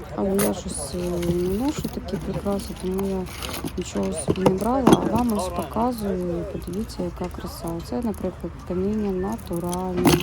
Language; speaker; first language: Ukrainian; non-native, local second language; Russian